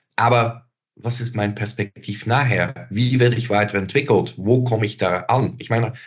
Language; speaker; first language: German; non-native, fluent; Dutch